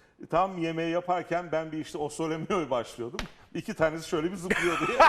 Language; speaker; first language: Turkish; non-native, fluent; Italian